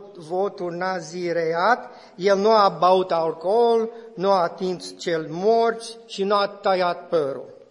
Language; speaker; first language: Romanian; non-native, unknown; English